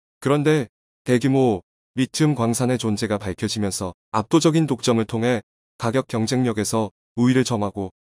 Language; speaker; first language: Korean; native; Korean